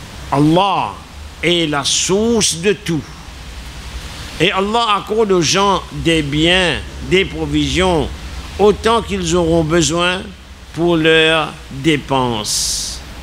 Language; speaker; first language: French; non-native, local second language; Morisyen